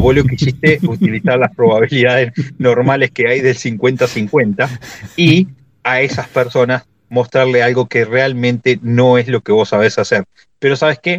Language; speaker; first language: Spanish; native; Spanish